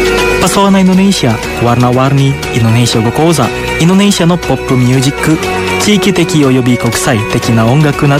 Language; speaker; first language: Japanese; non-native, fluent; Indonesian